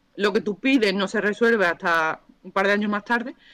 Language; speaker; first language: Spanish; native; Spanish